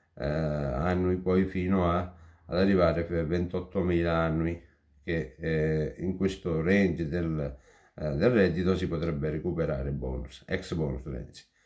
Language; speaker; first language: Italian; non-native, fluent; Hindi